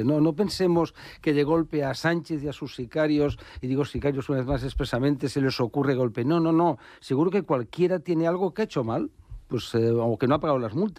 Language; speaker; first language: Spanish; native; Spanish